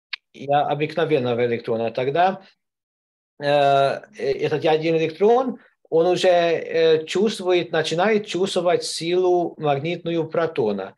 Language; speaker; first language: Russian; non-native, learner; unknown